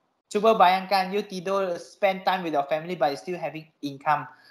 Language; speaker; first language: English; non-native, local second language; Chinese